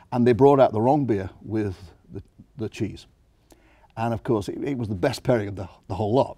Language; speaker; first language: English; native; English